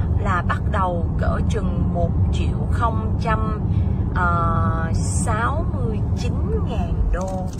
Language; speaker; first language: Vietnamese; native; Vietnamese